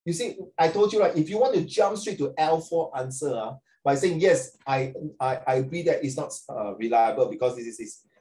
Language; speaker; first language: English; non-native, local second language; Chinese